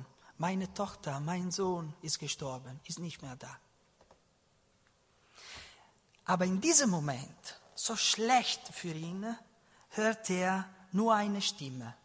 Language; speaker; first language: German; non-native, learner; Italian